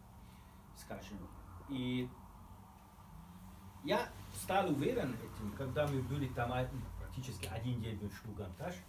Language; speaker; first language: Russian; non-native, fluent; Hungarian